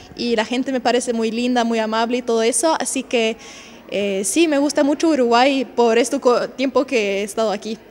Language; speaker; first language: Spanish; non-native, fluent; Swedish